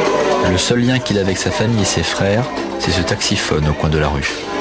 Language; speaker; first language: French; native; French